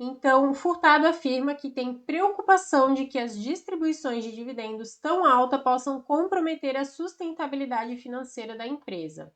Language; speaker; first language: Portuguese; native; Portuguese